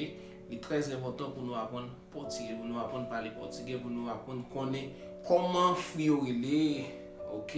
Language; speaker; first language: French; non-native, learner; Haitian Creole